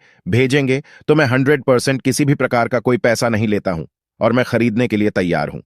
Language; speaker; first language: Hindi; native; Hindi